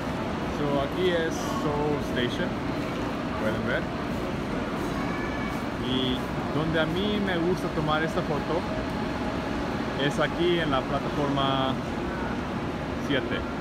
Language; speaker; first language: Spanish; early bilingual, heritage; Spanish